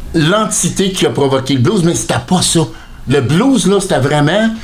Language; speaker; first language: French; native; French